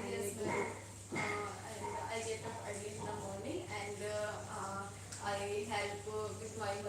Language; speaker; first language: English; non-native, learner; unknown